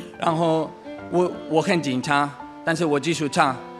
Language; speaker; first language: Chinese; non-native, learner; English